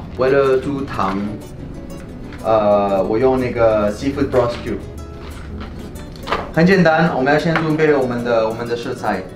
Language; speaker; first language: Chinese; non-native, fluent; French